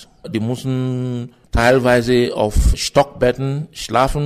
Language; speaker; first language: German; non-native, fluent; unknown